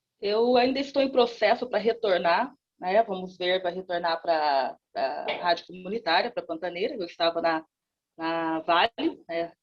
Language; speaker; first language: Portuguese; native; Portuguese